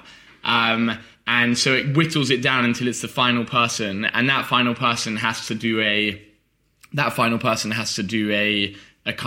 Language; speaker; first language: English; native; English